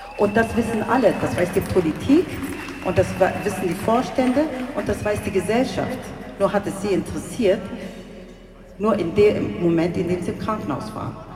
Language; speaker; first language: German; early bilingual, other home language; Turkish